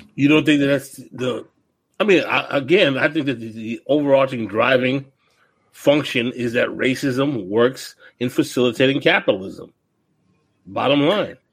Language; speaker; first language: English; early bilingual, other home language; Haitian Creole